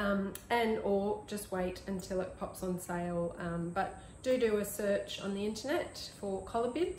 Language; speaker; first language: English; native; English